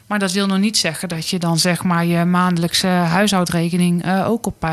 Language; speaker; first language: Dutch; native; Dutch